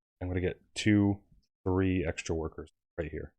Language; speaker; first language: English; native; English